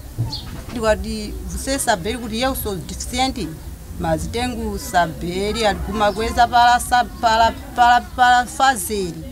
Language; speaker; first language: Portuguese; non-native, learner; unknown